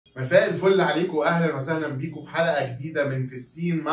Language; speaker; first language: Arabic; native; Arabic